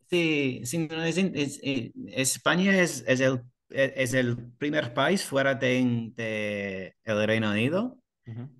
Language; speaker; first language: Spanish; non-native, learner; English